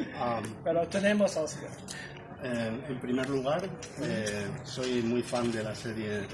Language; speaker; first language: Spanish; non-native, learner; English